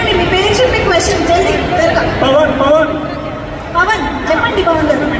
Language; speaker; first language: Telugu; native; Telugu